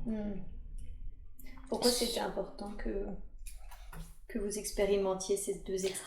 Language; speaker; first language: French; native; French